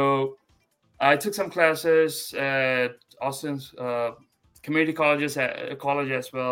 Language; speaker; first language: English; non-native, local second language; Malayalam